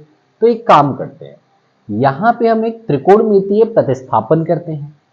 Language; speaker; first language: Hindi; native; Hindi